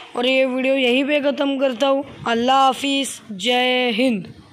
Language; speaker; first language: Hindi; non-native, local second language; Urdu